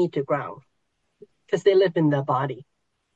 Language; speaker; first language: English; non-native, local second language; Cantonese